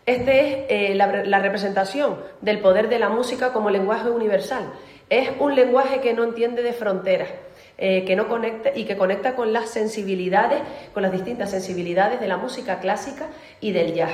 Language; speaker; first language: Spanish; native; Spanish